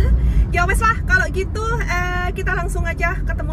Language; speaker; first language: Indonesian; native; Indonesian